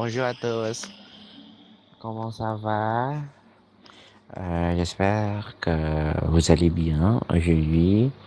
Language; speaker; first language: French; non-native, fluent; Indonesian